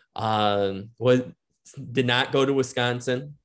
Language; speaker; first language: English; native; English